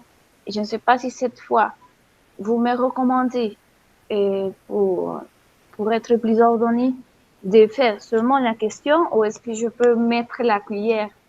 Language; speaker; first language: French; non-native, fluent; Spanish